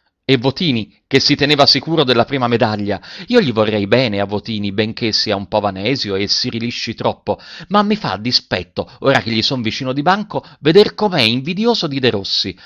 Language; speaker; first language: Italian; native; Italian